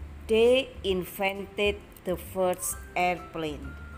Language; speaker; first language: English; non-native, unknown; Indonesian